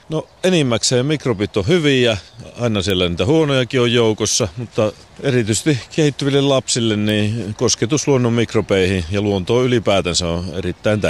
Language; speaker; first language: Finnish; native; Finnish